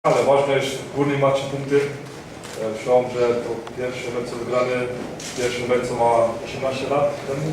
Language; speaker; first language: Polish; early bilingual, heritage; Polish